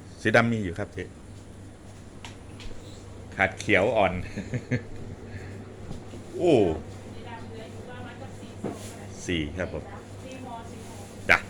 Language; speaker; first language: Thai; native; Thai